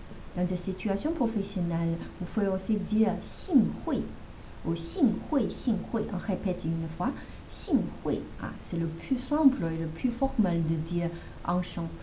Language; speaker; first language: French; non-native, fluent; Chinese